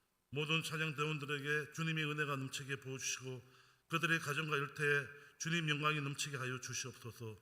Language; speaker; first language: Korean; native; Korean